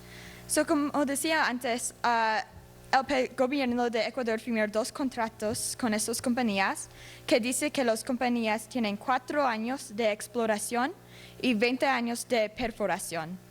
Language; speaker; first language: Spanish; non-native, learner; English